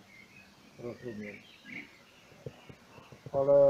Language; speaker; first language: Polish; non-native, learner; Croatian